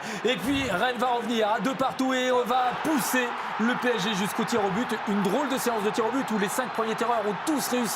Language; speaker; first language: French; native; French